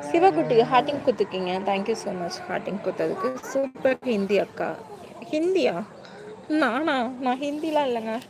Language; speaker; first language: Tamil; non-native, local second language; Telugu